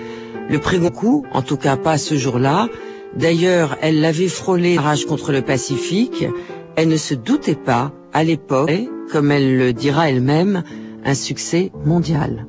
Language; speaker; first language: French; native; French